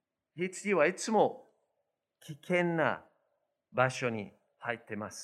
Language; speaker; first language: Japanese; non-native, fluent; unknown